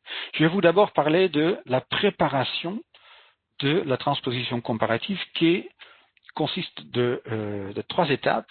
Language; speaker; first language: French; non-native, fluent; Dutch